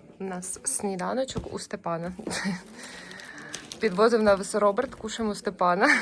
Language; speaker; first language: Ukrainian; native; Ukrainian